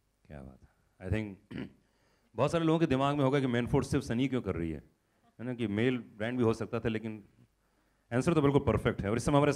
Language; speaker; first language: Hindi; native; Hindi